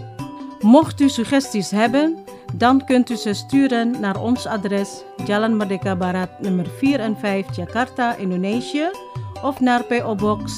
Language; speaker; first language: Dutch; non-native, fluent; Indonesian